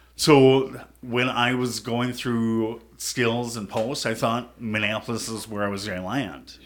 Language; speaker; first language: English; native; English